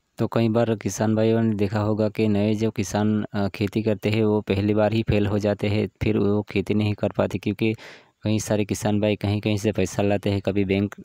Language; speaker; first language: Hindi; non-native, local second language; Gujarati